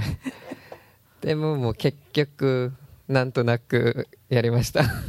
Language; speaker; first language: Japanese; non-native, learner; Korean